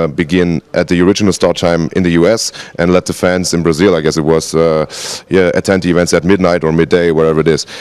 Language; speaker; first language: English; non-native, fluent; German